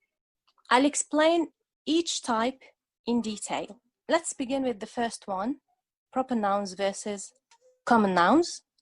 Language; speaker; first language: English; non-native, fluent; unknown